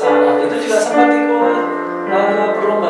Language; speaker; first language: Indonesian; native; Indonesian